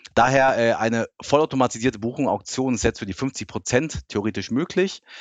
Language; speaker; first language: German; early bilingual, other home language; Japanese